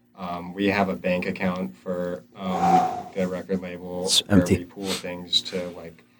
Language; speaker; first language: English; native; English